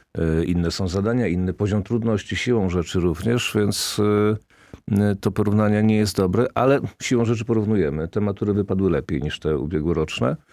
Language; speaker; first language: Polish; native; Polish